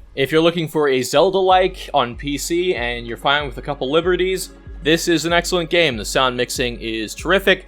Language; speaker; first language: English; native; English